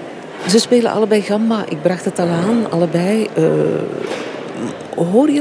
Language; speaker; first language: Dutch; native; Dutch